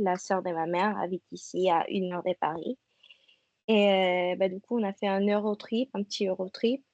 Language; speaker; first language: French; non-native, fluent; Spanish